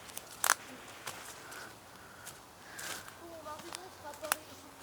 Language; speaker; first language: French; native; French